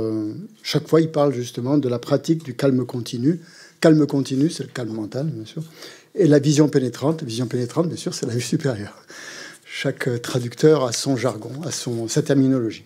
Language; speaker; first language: French; native; French